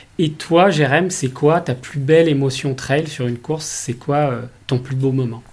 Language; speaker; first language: French; native; French